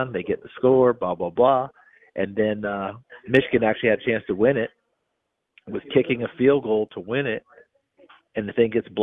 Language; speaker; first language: English; native; English